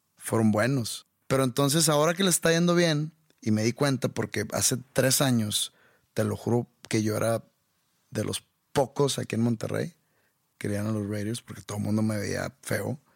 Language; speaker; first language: Spanish; native; Spanish